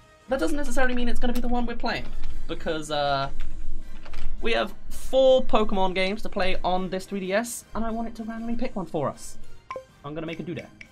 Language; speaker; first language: English; native; English